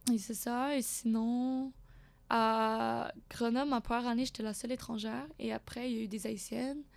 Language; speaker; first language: French; native; French